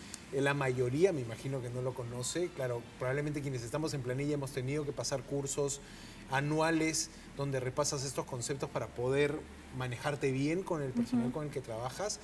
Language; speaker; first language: Spanish; native; Spanish